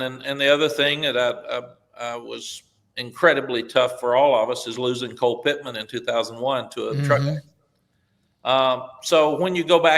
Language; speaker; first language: English; native; English